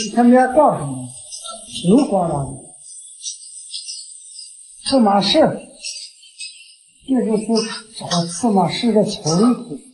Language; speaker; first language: Chinese; native; Chinese